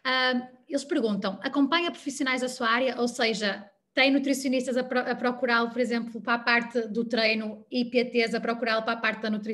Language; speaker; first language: Portuguese; native; Portuguese